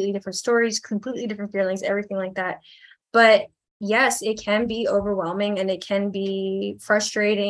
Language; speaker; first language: English; native; English